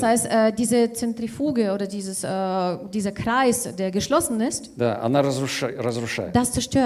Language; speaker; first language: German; non-native, fluent; Russian